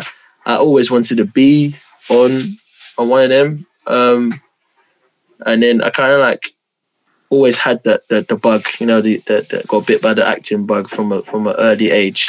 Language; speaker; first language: English; native; English